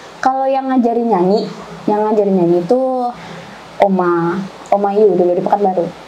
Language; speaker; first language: Indonesian; native; Indonesian